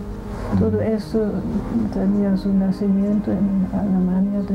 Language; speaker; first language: Spanish; non-native, fluent; German